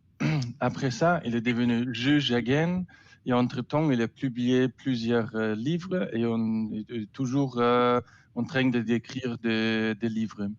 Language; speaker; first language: French; non-native, learner; German